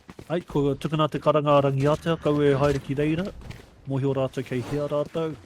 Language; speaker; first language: Māori; non-native, local second language; English